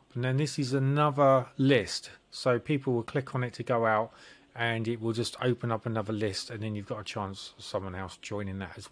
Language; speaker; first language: English; native; English